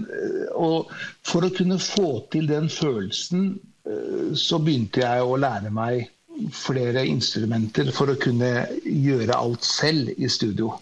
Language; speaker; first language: Norwegian; early bilingual, other home language; Persian